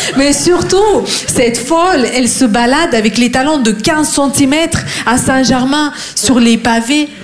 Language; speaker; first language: French; non-native, fluent; Russian